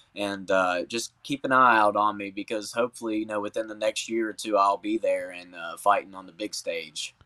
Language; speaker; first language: English; native; English